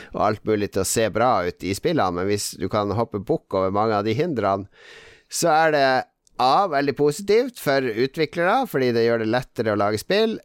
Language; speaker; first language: Norwegian; native; Norwegian